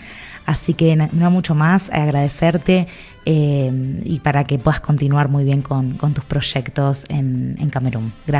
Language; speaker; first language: Spanish; native; Spanish